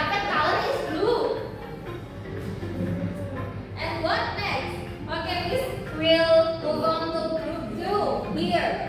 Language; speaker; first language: English; non-native, learner; Indonesian